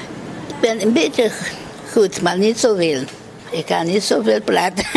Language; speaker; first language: Dutch; non-native, local second language; Papiamento